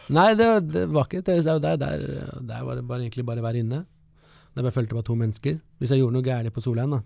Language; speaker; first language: Norwegian; early bilingual, other home language; Kurdish